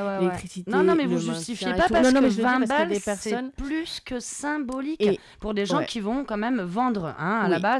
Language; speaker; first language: French; native; French